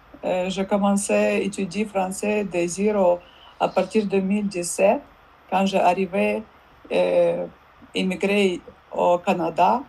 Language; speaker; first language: French; non-native, learner; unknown